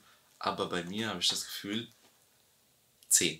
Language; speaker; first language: German; early bilingual, other home language; Albanian